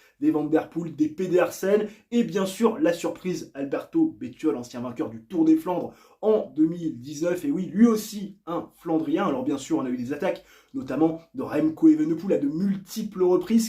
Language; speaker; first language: French; native; French